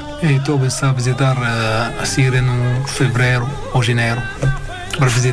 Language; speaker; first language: Portuguese; non-native, learner; Arabic